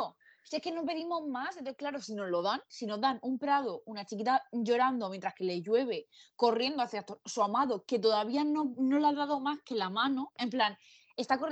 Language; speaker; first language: Spanish; native; Spanish